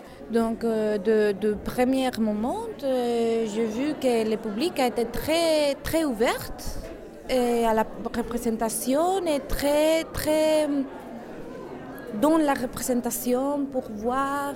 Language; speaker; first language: French; non-native, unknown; Spanish